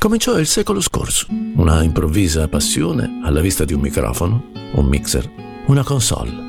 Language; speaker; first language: Italian; native; Italian